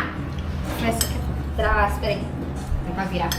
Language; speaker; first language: Portuguese; native; Portuguese